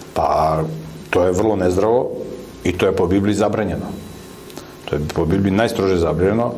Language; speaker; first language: Serbian; native; Serbian